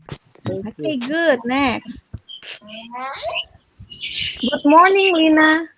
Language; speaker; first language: English; non-native, fluent; Indonesian